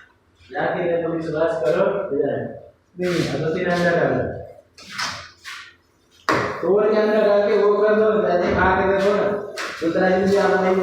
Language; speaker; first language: Hindi; non-native, learner; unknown